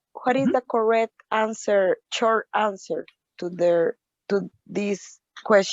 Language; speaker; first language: English; non-native, learner; Spanish